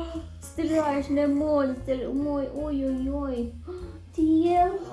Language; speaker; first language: Russian; non-native, learner; Filipino